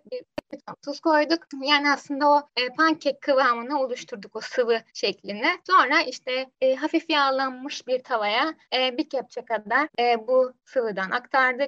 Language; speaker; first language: Turkish; native; Turkish